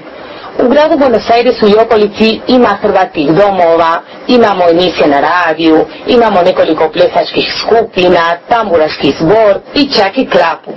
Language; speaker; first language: Croatian; early bilingual, heritage; Croatian